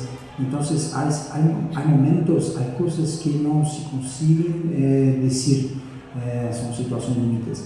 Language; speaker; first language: Spanish; non-native, fluent; Portuguese